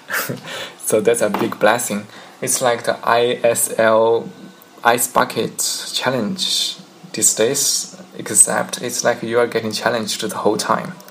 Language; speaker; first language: English; non-native, fluent; Chinese